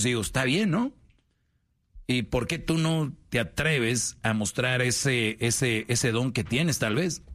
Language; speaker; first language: Spanish; native; Spanish